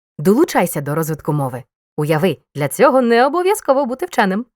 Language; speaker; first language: Ukrainian; native; Ukrainian